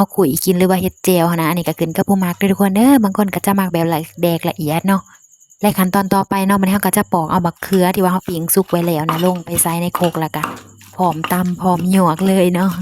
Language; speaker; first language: Thai; non-native, local second language; Lao